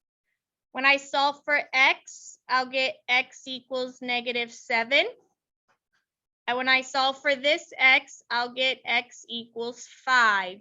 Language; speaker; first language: English; native; English